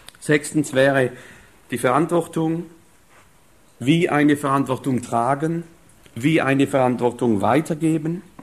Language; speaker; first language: German; non-native, fluent; French